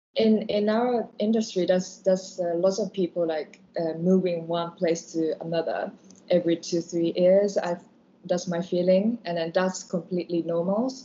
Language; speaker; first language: English; non-native, fluent; Japanese